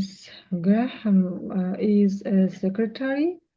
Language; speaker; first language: English; non-native, learner; Russian